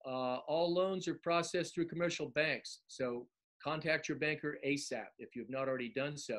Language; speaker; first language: English; native; English